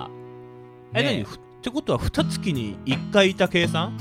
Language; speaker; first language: Japanese; native; Japanese